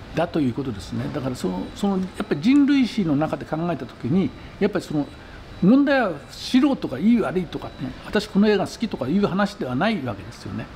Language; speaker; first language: Japanese; native; Japanese